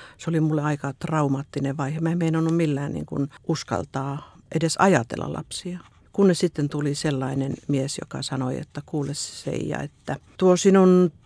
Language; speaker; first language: Finnish; native; Finnish